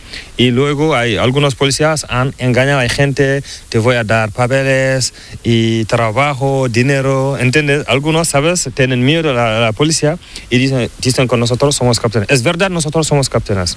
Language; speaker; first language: Spanish; non-native, learner; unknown